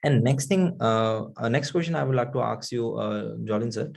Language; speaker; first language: English; non-native, local second language; Nepali